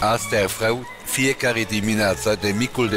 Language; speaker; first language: Romanian; non-native, learner; German